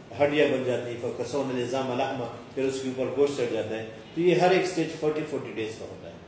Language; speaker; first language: Urdu; native; Urdu